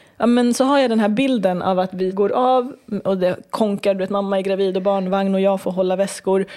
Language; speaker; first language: Swedish; early bilingual, other home language; Kurdish